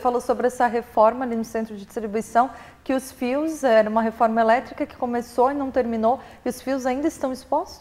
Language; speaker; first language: Portuguese; native; Portuguese